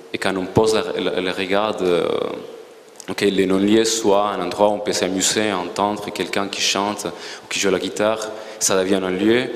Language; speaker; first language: French; non-native, fluent; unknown